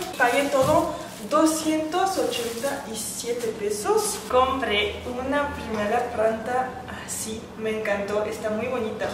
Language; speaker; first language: Spanish; non-native, fluent; French